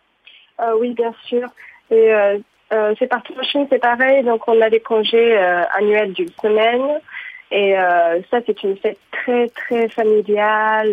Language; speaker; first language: French; non-native, fluent; Chinese